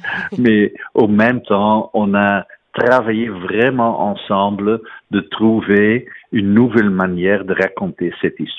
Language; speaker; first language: French; non-native, fluent; Dutch